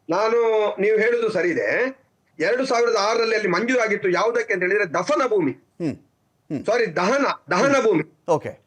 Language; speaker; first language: Kannada; native; Kannada